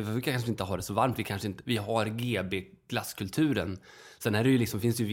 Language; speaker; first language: Swedish; native; Swedish